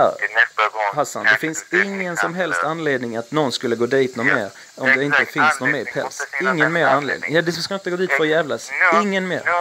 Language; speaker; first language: Swedish; native; Swedish